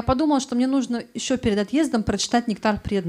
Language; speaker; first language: Russian; native; Russian